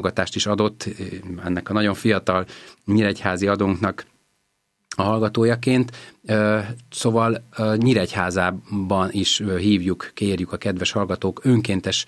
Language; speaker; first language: Hungarian; native; Hungarian